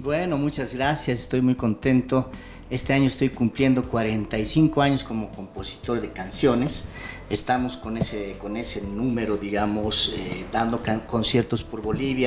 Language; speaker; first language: Spanish; native; Spanish